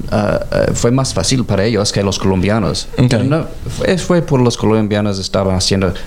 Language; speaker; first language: Spanish; non-native, learner; English